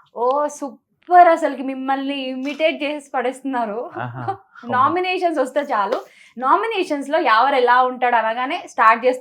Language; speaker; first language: Telugu; native; Telugu